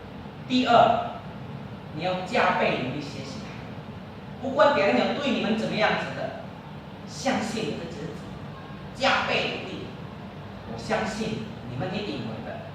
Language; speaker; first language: Chinese; non-native, learner; Indonesian